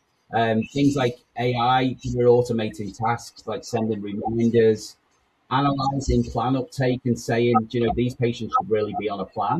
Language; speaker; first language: English; native; English